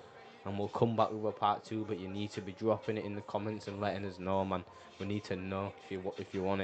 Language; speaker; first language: English; native; English